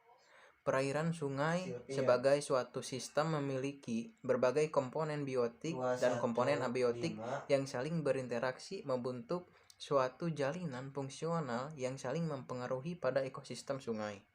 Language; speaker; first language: Indonesian; native; Indonesian